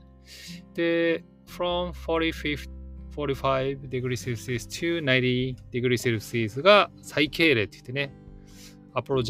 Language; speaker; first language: Japanese; native; Japanese